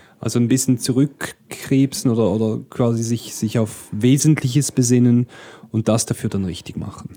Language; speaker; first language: German; native; German